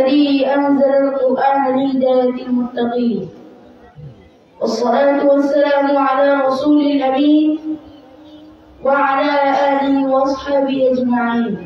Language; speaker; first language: Arabic; non-native, learner; Bangla